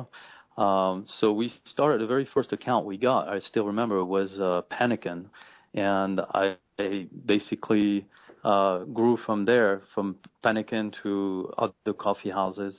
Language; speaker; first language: English; non-native, fluent; French